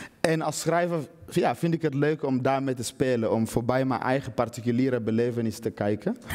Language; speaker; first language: Dutch; early bilingual, other home language; Swahili